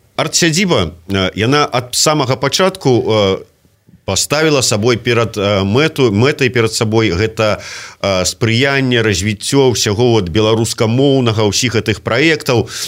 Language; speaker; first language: Belarusian; native; Belarusian